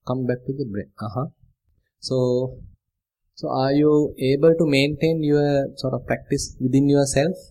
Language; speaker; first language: English; non-native, local second language; Sinhala